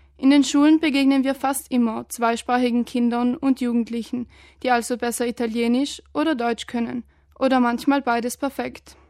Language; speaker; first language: German; native; German